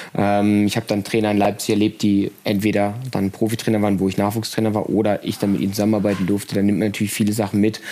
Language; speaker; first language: German; native; German